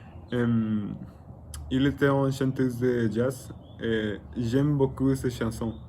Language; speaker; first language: French; non-native, learner; Spanish